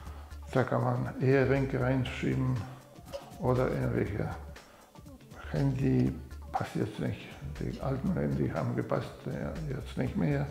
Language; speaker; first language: German; non-native, fluent; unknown